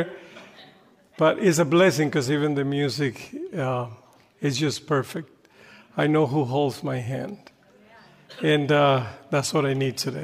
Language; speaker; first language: English; non-native, fluent; Spanish